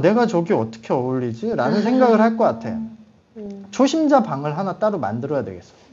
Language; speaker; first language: Korean; native; Korean